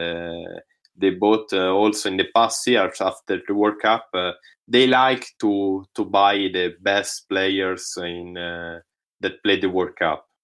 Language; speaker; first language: English; non-native, learner; Italian